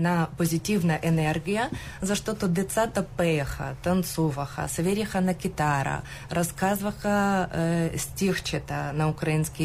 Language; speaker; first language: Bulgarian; non-native, learner; Ukrainian